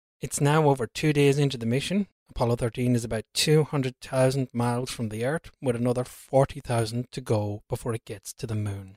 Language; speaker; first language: English; native; English